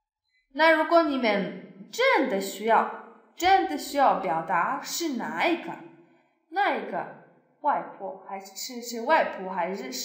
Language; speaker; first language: Chinese; non-native, fluent; Polish